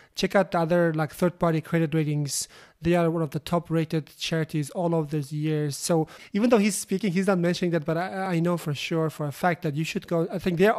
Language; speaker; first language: English; non-native, fluent; Uzbek